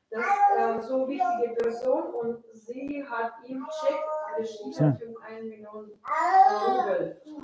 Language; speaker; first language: German; non-native, learner; Russian